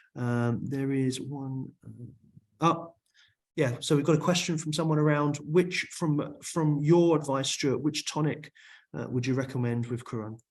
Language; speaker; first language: English; native; English